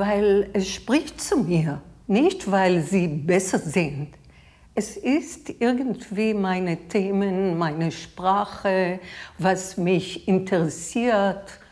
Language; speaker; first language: German; non-native, fluent; Hebrew